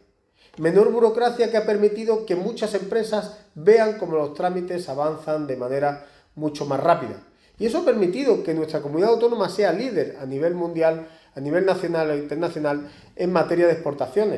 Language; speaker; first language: Spanish; native; Spanish